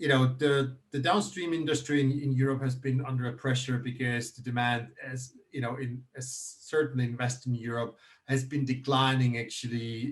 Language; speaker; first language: English; non-native, fluent; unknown